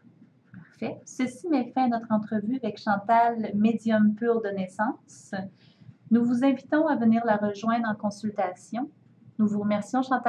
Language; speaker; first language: French; native; French